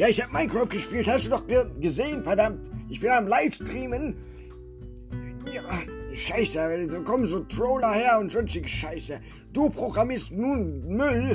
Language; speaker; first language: German; native; German